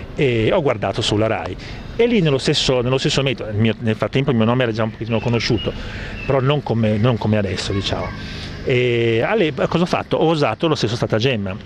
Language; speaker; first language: Italian; native; Italian